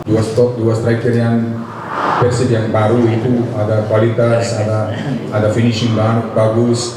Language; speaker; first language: Indonesian; non-native, fluent; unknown